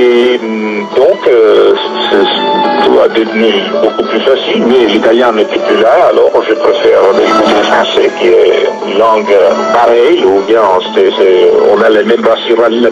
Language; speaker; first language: French; non-native, fluent; Italian